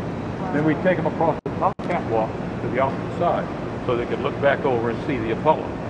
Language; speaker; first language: English; native; English